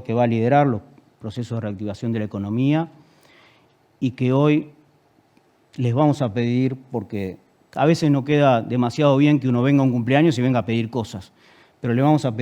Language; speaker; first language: Spanish; native; Spanish